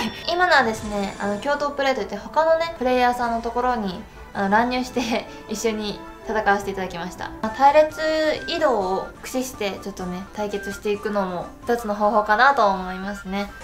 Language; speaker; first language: Japanese; native; Japanese